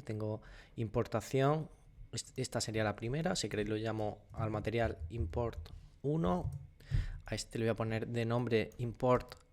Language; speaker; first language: Spanish; native; Spanish